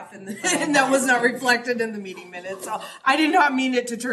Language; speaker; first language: English; native; English